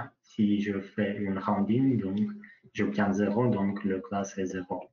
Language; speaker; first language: French; non-native, learner; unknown